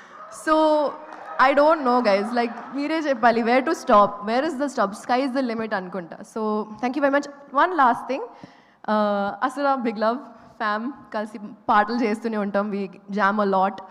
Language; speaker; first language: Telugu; non-native, local second language; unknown